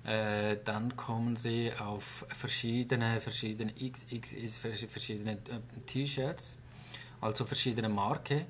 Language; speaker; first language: German; non-native, fluent; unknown